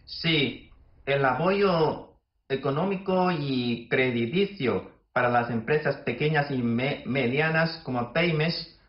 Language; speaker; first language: Spanish; non-native, fluent; Chinese